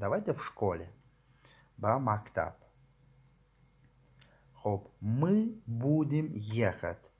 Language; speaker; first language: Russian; non-native, learner; Tajik